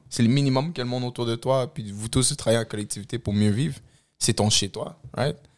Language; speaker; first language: French; early bilingual, other home language; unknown